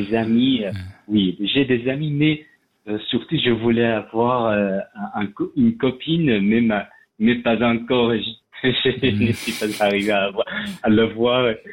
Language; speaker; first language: French; non-native, learner; Persian